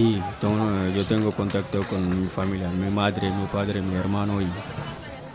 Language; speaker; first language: Spanish; non-native, learner; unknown